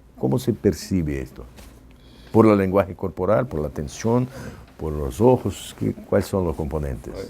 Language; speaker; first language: Spanish; non-native, fluent; Portuguese